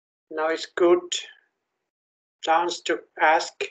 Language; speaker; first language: English; non-native, fluent; Finnish